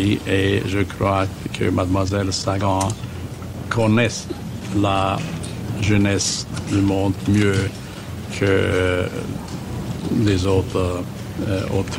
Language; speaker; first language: French; non-native, fluent; German